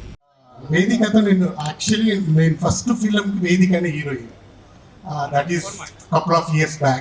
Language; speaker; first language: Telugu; non-native, learner; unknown